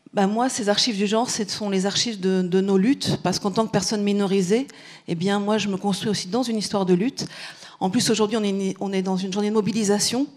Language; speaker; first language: French; native; French